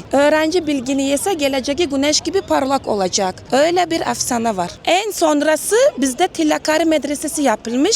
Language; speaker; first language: Turkish; non-native, learner; Uzbek